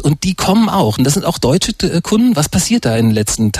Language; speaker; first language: German; native; German